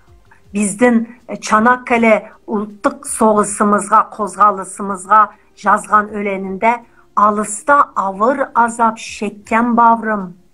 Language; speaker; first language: Kazakh; non-native, fluent; Turkish